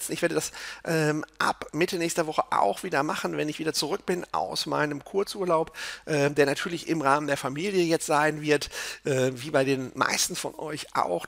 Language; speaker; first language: German; native; German